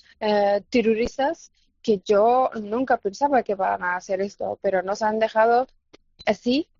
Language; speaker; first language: Spanish; non-native, fluent; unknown